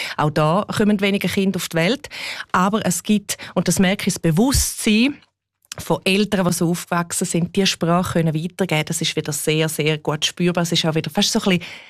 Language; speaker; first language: German; non-native, local second language; Romansh